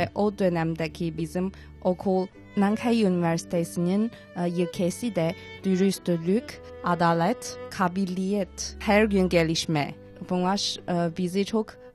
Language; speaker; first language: Turkish; non-native, fluent; Chinese